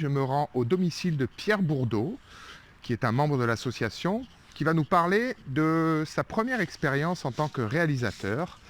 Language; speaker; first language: French; native; French